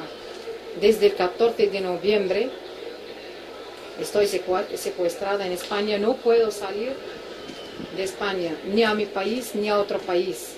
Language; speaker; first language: Spanish; non-native, local second language; Arabic